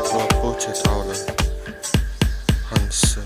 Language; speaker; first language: Chinese; non-native, learner; Indonesian